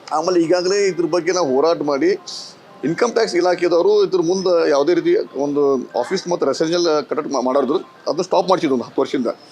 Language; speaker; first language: Kannada; native; Kannada